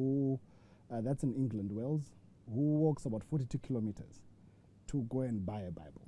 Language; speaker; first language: English; non-native, local second language; Shona